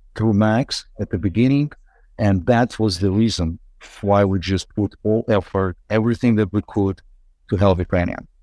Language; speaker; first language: English; non-native, fluent; Ukrainian